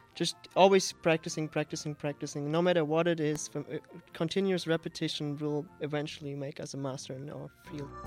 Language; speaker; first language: English; non-native, fluent; German